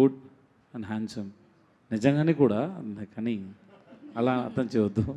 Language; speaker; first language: Telugu; non-native, learner; Tamil